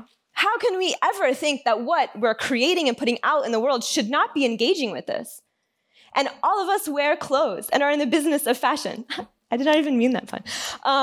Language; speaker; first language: English; native; English